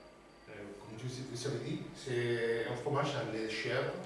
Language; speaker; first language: French; non-native, learner; Spanish